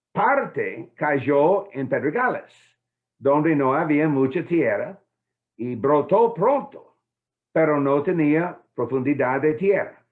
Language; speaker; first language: Spanish; non-native, fluent; English